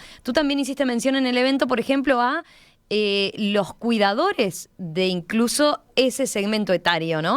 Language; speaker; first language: Spanish; native; Spanish